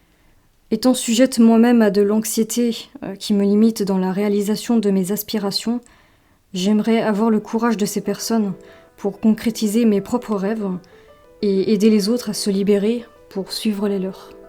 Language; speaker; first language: French; native; French